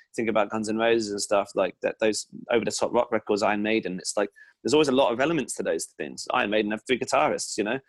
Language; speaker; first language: English; native; English